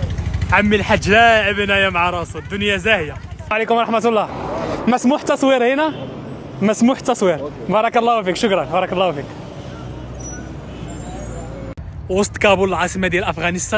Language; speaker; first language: Arabic; native; Arabic